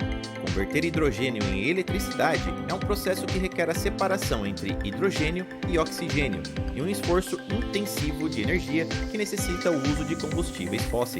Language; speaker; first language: Portuguese; native; Portuguese